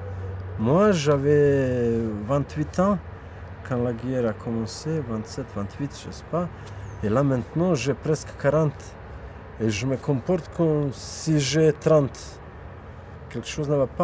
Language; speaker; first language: French; non-native, fluent; Bosnian